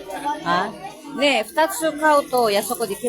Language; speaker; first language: Japanese; non-native, learner; Filipino